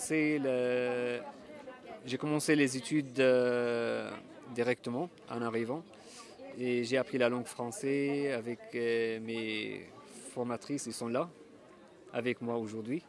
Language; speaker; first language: French; non-native, fluent; Arabic